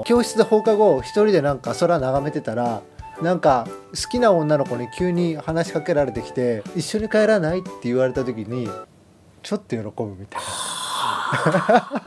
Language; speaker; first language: Japanese; native; Japanese